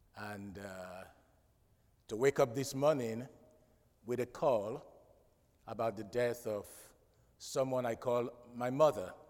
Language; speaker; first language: English; non-native, local second language; Krio